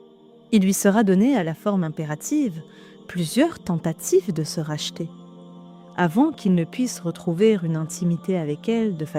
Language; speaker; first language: French; native; French